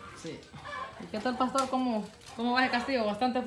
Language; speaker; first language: Spanish; native; Spanish